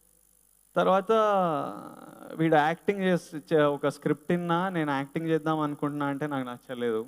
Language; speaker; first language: Telugu; native; Telugu